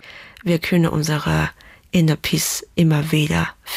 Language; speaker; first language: German; non-native, fluent; Chinese